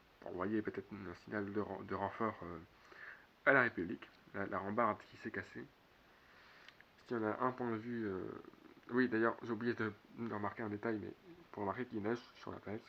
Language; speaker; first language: French; native; French